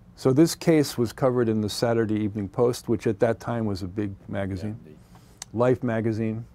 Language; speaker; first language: English; native; English